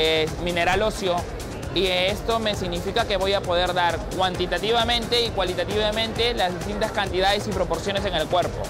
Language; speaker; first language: Spanish; native; Spanish